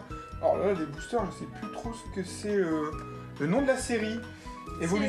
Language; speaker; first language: French; native; French